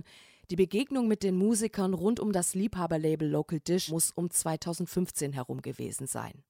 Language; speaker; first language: German; native; German